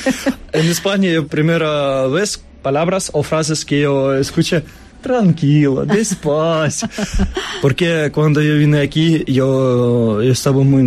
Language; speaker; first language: Spanish; non-native, learner; Russian